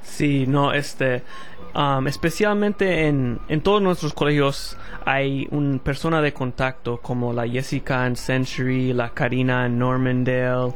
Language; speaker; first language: Spanish; early bilingual, heritage; Spanish